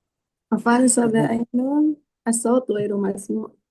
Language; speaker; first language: Arabic; non-native, learner; Indonesian